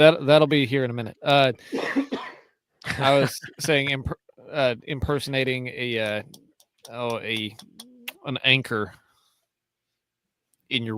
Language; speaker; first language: English; native; English